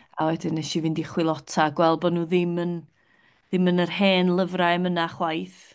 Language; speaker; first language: Welsh; native; Welsh